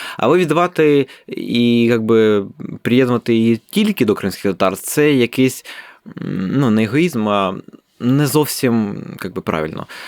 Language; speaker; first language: Ukrainian; non-native, local second language; Russian